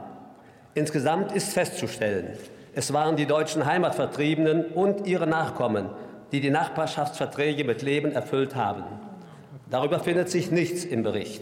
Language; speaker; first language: German; native; German